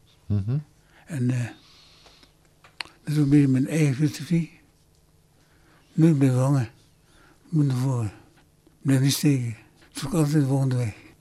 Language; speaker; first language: Dutch; early bilingual, other home language; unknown